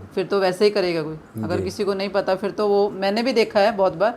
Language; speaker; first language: Hindi; non-native, local second language; Punjabi